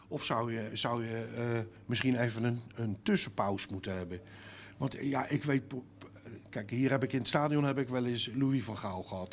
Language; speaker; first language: Dutch; native; Dutch